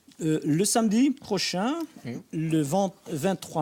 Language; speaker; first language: French; non-native, fluent; Dutch